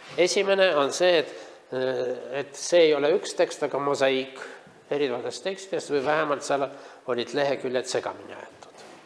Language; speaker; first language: Estonian; non-native, local second language; Russian